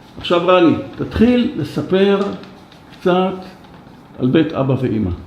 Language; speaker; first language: Hebrew; native; Hebrew